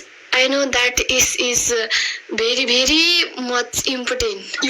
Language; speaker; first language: English; non-native, learner; Nepali